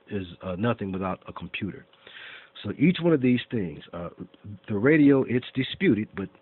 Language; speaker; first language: English; native; English